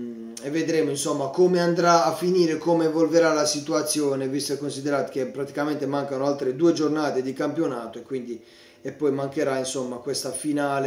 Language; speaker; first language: Italian; native; Italian